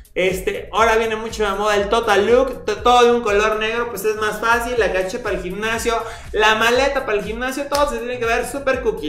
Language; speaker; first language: Spanish; native; Spanish